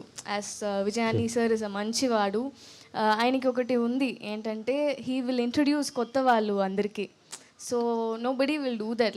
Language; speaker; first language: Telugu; non-native, learner; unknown